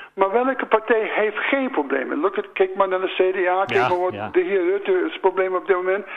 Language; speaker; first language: Dutch; non-native, fluent; English